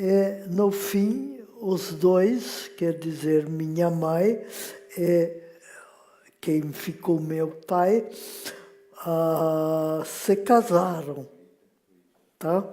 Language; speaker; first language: Portuguese; non-native, fluent; French